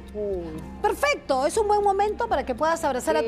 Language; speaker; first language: Spanish; native; Spanish